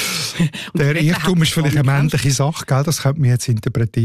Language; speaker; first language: German; native; German